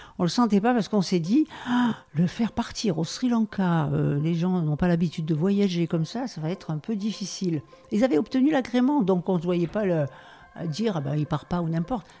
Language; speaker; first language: French; native; French